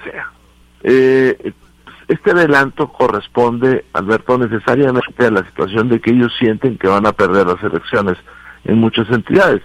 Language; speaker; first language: Spanish; native; Spanish